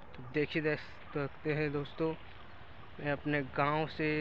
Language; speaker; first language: Hindi; native; Hindi